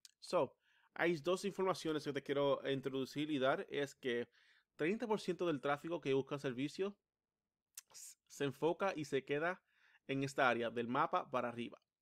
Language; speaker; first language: Spanish; early bilingual, heritage; Spanish